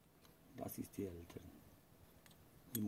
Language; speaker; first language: German; non-native, learner; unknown